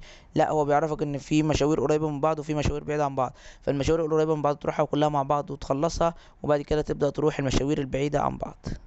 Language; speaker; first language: Arabic; native; Arabic